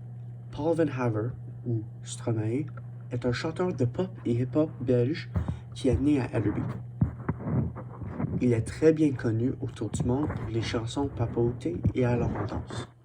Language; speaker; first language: French; non-native, learner; English